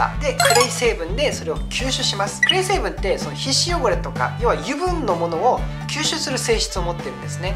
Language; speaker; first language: Japanese; non-native, fluent; Korean